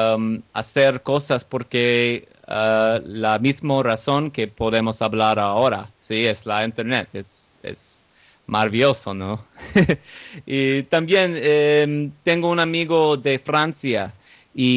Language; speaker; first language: Spanish; non-native, learner; English